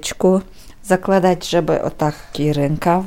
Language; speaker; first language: Polish; non-native, learner; Chechen